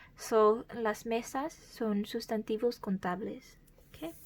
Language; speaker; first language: Spanish; early bilingual, heritage; Spanish